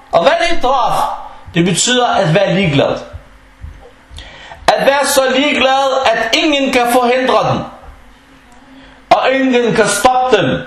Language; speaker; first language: Danish; non-native, local second language; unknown